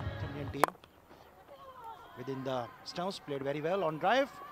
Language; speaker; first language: English; non-native, local second language; Urdu